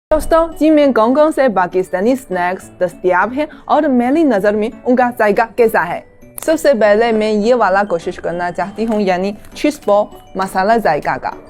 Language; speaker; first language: Hindi; non-native, learner; Chinese